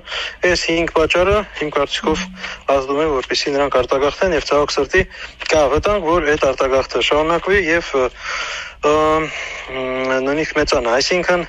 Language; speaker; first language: Armenian; native; Armenian